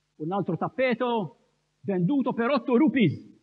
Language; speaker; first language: Italian; non-native, fluent; Maltese